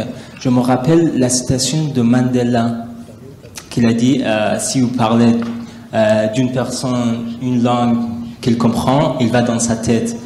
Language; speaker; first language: French; non-native, learner; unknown